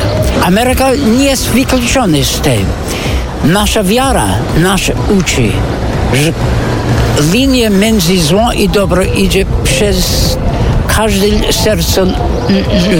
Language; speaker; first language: Polish; non-native, fluent; English